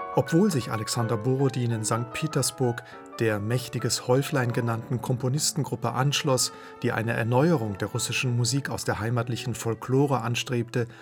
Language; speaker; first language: German; native; German